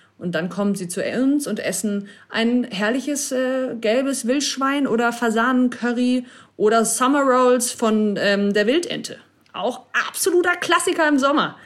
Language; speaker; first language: German; native; German